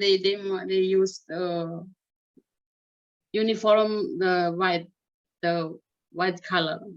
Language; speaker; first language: English; non-native, learner; Indonesian